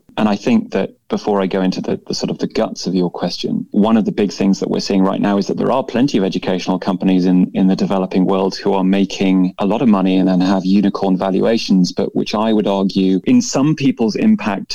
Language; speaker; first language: English; native; English